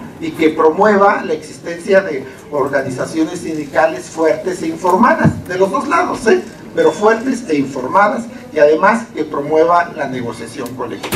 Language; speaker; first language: Spanish; native; Spanish